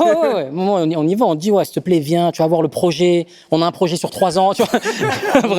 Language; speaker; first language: French; native; French